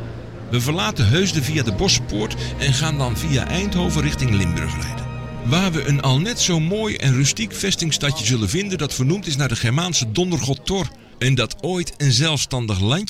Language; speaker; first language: Dutch; native; Dutch